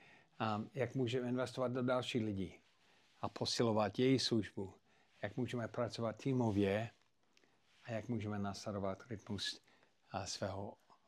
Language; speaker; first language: Czech; non-native, fluent; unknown